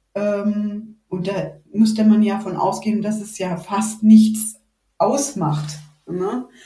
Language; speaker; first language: German; native; German